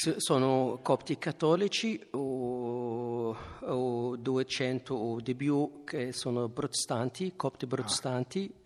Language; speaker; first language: Italian; non-native, learner; Arabic